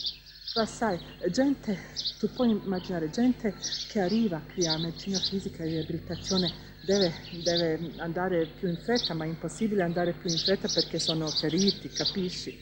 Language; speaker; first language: Italian; non-native, fluent; Bosnian